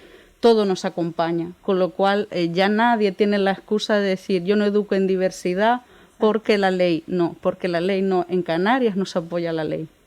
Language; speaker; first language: Spanish; native; Spanish